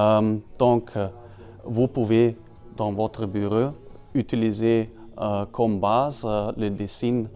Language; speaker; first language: French; non-native, fluent; German